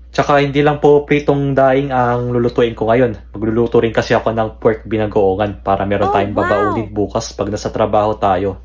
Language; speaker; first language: Filipino; native; Filipino